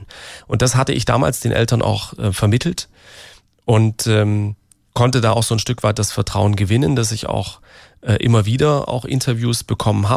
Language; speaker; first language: German; native; German